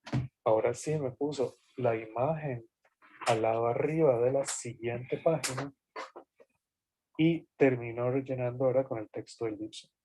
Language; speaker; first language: Spanish; native; Spanish